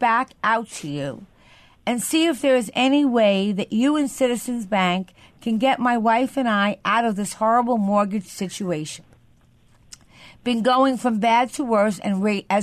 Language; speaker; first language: English; native; English